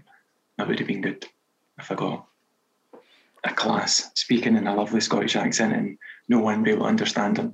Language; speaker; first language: English; native; English